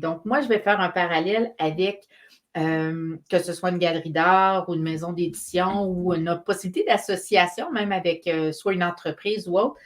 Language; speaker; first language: French; native; French